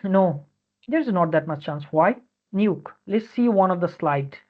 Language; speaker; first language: English; non-native, local second language; Bangla